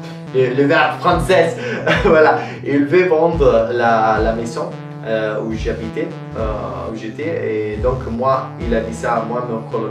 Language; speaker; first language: French; non-native, learner; Italian